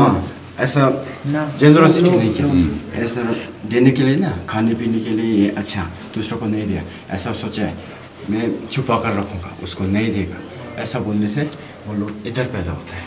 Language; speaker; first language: Hindi; non-native, learner; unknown